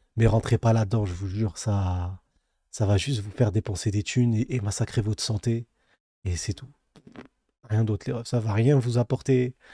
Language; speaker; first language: French; native; French